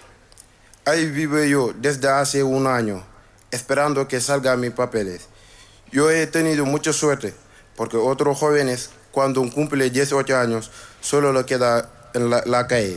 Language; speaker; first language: Spanish; non-native, learner; Wolof